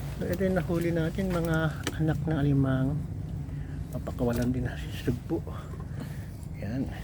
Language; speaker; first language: Filipino; non-native, local second language; Iloko